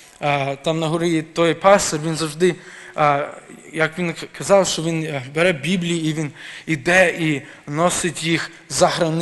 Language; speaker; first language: Ukrainian; early bilingual, heritage; Ukrainian